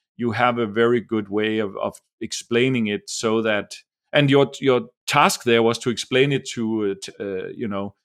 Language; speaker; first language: English; non-native, fluent; Danish